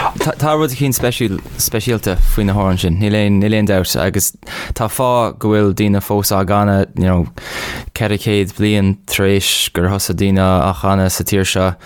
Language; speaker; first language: Irish; non-native, local second language; English